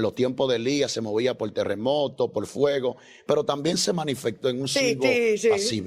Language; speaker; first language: Spanish; native; Spanish